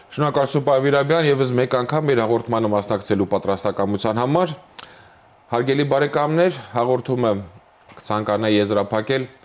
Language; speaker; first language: Armenian; native; Armenian